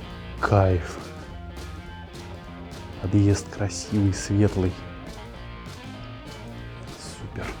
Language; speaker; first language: Russian; native; Russian